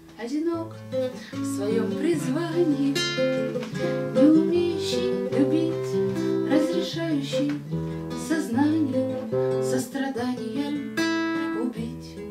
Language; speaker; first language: Russian; native; Russian